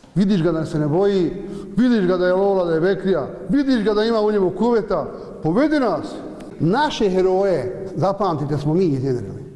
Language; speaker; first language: Bosnian; native; Bosnian